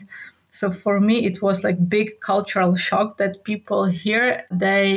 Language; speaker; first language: English; non-native, fluent; Ukrainian